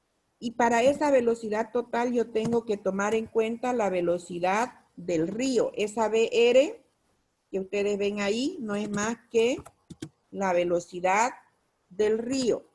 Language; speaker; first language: Spanish; native; Spanish